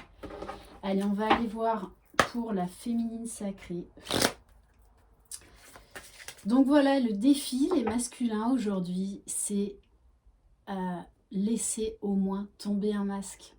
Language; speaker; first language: French; native; French